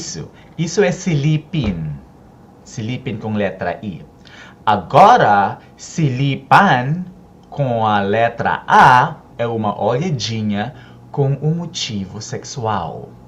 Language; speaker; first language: Portuguese; non-native, learner; Filipino